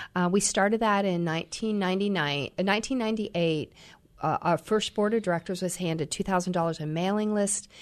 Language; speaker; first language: English; native; English